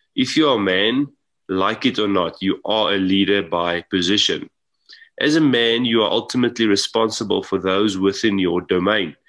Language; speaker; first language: English; non-native, local second language; Afrikaans